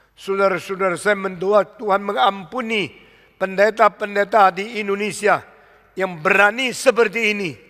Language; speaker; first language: Indonesian; early bilingual, other home language; Min Nan Chinese